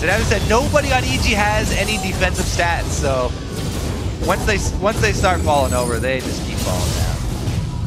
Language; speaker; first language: English; native; English